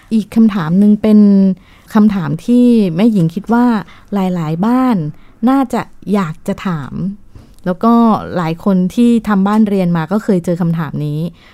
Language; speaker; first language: Thai; native; Thai